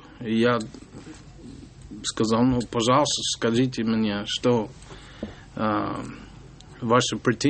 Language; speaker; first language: Russian; non-native, learner; English